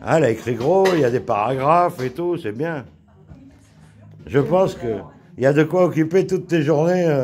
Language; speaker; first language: French; native; French